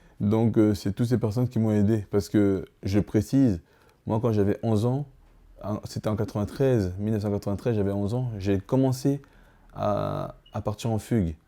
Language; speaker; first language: French; early bilingual, other home language; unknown